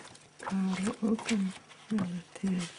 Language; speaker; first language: German; early bilingual, heritage; German